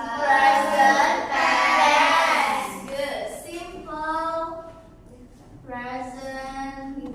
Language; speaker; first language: English; non-native, learner; Indonesian